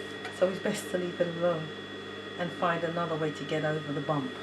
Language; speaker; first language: English; native; English